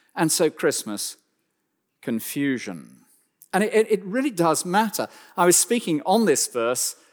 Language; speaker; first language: English; native; English